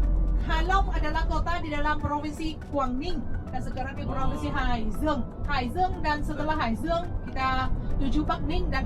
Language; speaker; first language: Indonesian; non-native, fluent; Vietnamese